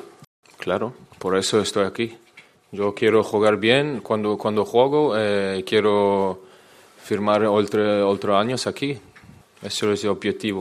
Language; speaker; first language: Spanish; non-native, fluent; German